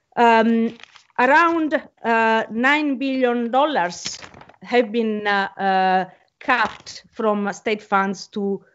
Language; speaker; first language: English; non-native, fluent; Italian